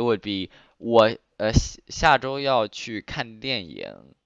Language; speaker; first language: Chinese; early bilingual, heritage; Chinese